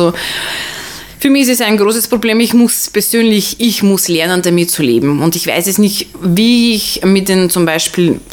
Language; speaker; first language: German; non-native, fluent; Russian